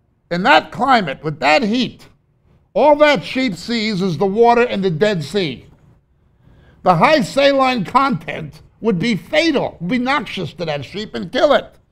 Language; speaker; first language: English; native; English